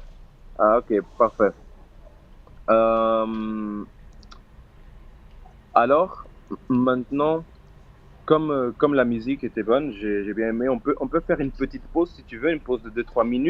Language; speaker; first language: French; non-native, fluent; Portuguese